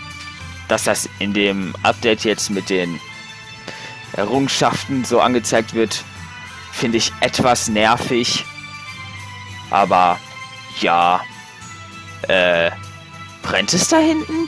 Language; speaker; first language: German; native; German